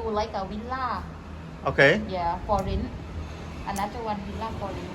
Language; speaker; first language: English; non-native, local second language; Thai